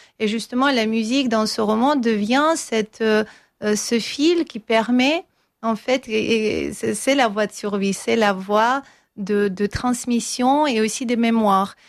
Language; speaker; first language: French; non-native, fluent; Armenian